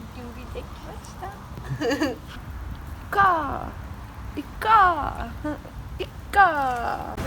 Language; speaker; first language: Japanese; non-native, fluent; Serbian